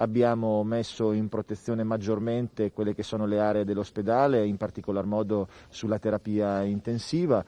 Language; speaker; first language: Italian; native; Italian